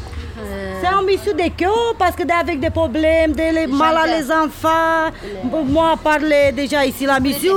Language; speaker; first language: French; non-native, learner; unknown